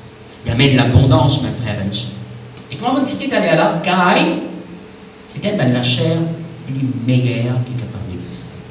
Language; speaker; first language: French; non-native, local second language; Morisyen